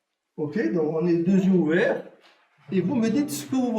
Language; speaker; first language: French; native; French